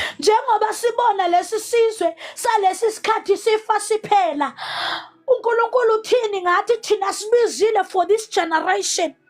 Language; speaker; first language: Zulu; non-native, local second language; Southern Sotho